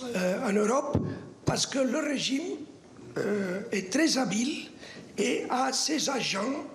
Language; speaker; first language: French; non-native, fluent; Spanish